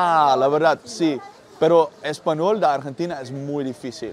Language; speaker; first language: Spanish; non-native, learner; Dutch